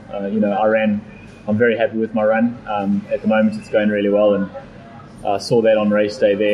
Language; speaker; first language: English; native; English